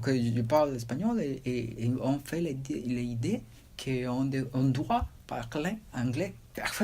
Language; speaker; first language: French; non-native, learner; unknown